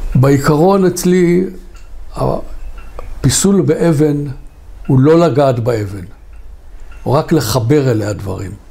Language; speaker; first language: Hebrew; native; Hebrew